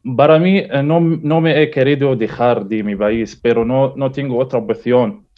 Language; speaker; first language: Spanish; non-native, learner; Arabic